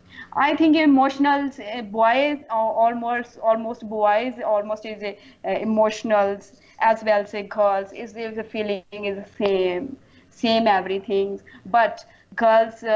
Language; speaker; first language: English; non-native, learner; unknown